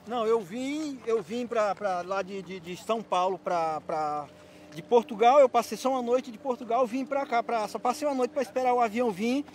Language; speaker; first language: Portuguese; native; Portuguese